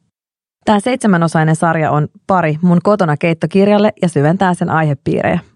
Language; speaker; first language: Finnish; native; Finnish